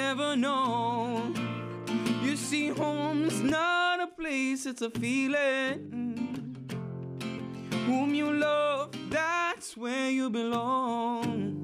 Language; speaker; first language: English; non-native, local second language; Ganda